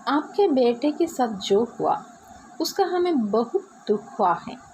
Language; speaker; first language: Hindi; non-native, local second language; Malayalam